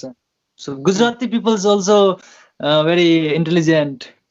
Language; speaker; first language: English; non-native, learner; Hindi